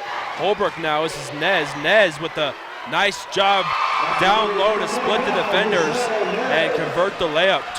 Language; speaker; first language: English; native; English